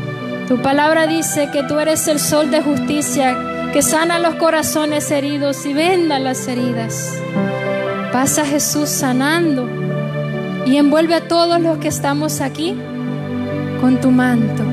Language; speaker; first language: Spanish; native; Spanish